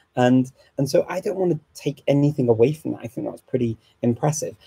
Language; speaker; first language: English; native; English